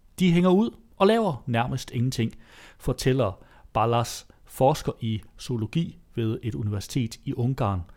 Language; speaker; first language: Danish; native; Danish